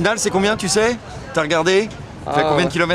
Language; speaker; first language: French; native; French